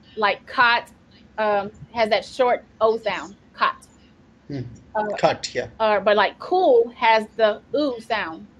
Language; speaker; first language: English; native; English